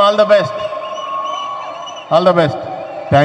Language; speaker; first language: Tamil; non-native, learner; Telugu